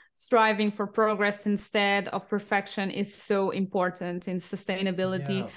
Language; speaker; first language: English; non-native, fluent; Portuguese